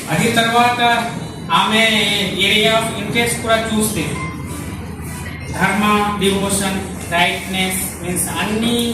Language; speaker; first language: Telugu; non-native, learner; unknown